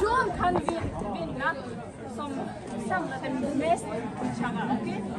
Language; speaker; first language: Swedish; non-native, learner; Mongolian